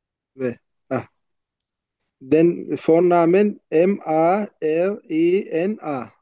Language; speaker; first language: German; non-native, learner; Turkish